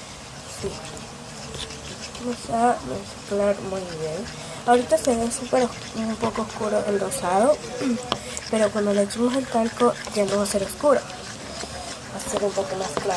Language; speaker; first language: Spanish; native; Spanish